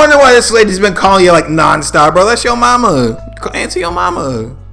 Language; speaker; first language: English; native; English